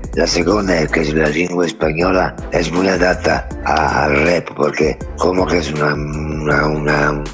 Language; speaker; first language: Spanish; non-native, fluent; Italian